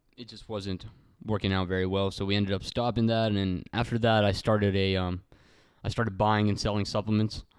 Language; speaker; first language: English; early bilingual, other home language; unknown